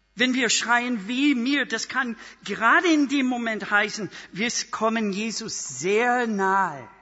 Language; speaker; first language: German; non-native, fluent; English